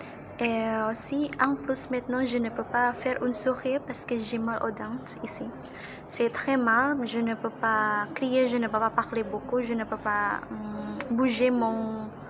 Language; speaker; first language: French; non-native, learner; Indonesian